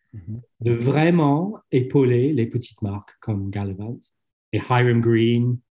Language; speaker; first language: French; non-native, fluent; English